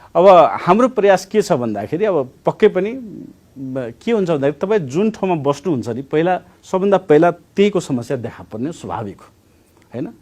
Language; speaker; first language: Nepali; non-native, local second language; Maithili